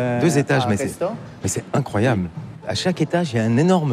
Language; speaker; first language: French; native; French